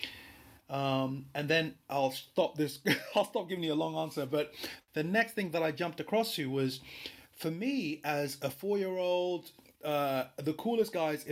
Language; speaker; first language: English; non-native, local second language; Yoruba